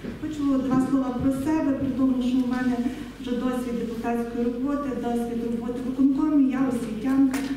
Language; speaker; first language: Ukrainian; native; Ukrainian